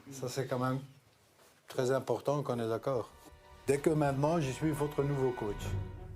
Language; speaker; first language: French; non-native, local second language; Dutch